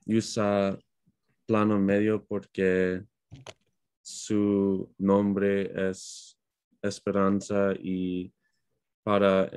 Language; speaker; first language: Spanish; non-native, learner; English